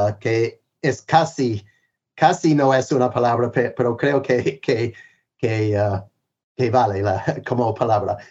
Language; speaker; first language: Spanish; non-native, fluent; English